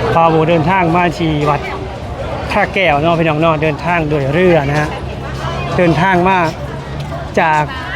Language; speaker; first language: Thai; native; Thai